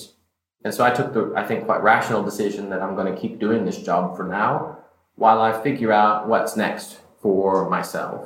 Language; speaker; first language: English; native; English